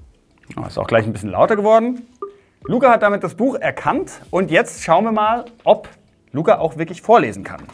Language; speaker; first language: German; native; German